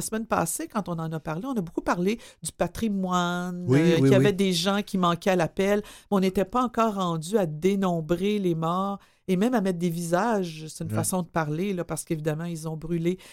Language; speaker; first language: French; native; French